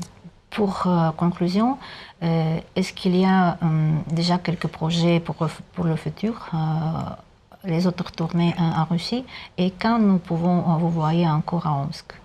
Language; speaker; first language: French; non-native, learner; Russian